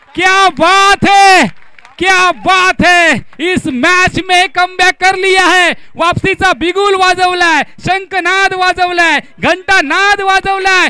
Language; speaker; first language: Hindi; non-native, local second language; Marathi